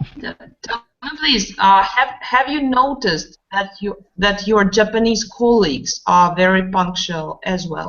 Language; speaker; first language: English; non-native, fluent; Russian